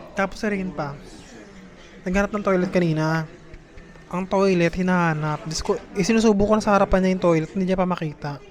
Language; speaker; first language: Filipino; native; Filipino